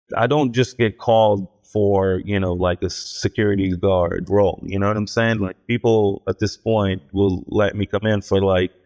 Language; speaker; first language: English; early bilingual, heritage; Hebrew